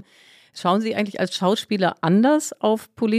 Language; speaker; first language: German; native; German